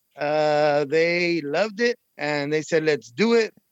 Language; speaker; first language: English; native; English